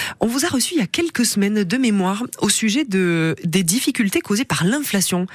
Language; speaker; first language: French; native; French